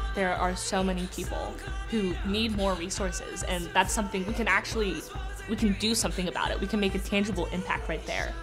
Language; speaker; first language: English; native; English